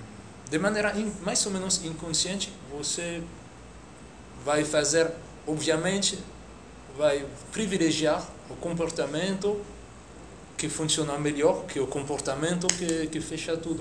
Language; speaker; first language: Portuguese; non-native, fluent; French